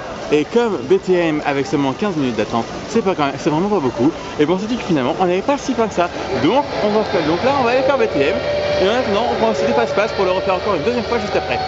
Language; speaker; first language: French; native; French